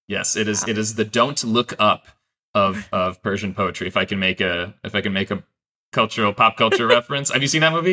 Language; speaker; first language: English; non-native, fluent; Persian